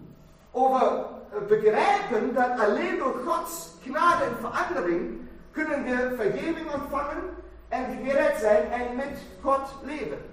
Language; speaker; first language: Dutch; non-native, fluent; German